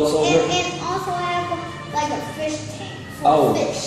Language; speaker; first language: English; non-native, learner; Vietnamese